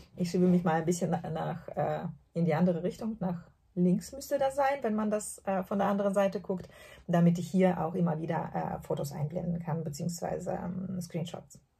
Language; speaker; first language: German; non-native, fluent; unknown